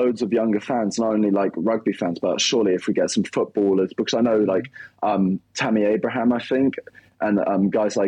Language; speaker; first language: English; native; English